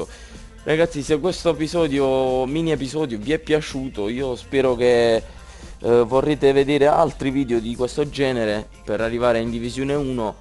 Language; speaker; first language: Italian; native; Italian